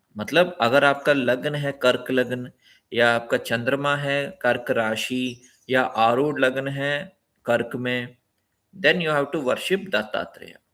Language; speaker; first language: Hindi; non-native, local second language; Telugu